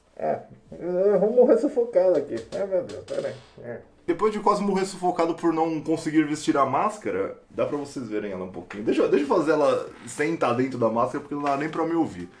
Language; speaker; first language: Portuguese; native; Portuguese